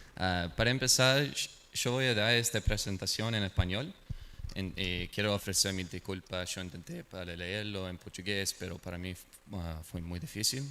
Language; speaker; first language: Spanish; non-native, learner; English